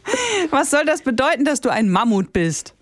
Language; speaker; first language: German; native; German